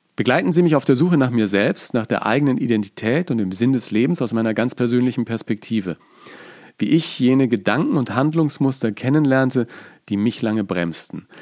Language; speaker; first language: German; native; German